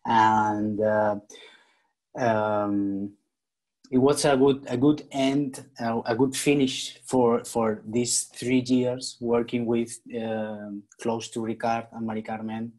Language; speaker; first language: English; non-native, learner; Spanish